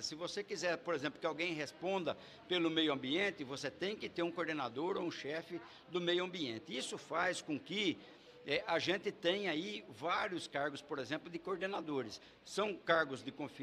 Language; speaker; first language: Portuguese; native; Portuguese